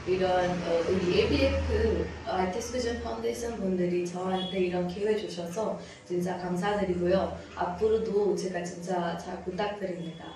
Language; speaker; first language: Korean; non-native, fluent; Marathi